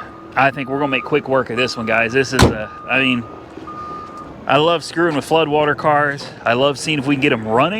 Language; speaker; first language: English; native; English